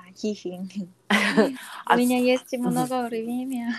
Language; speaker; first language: Russian; non-native, learner; Korean